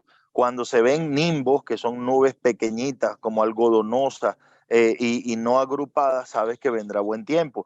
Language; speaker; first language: Spanish; native; Spanish